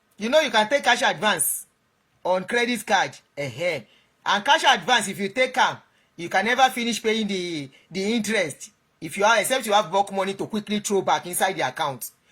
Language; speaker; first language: Nigerian Pidgin; non-native, local second language; Yoruba